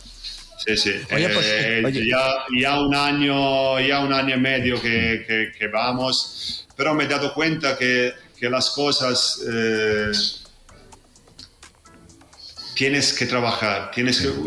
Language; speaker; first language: Spanish; non-native, fluent; Italian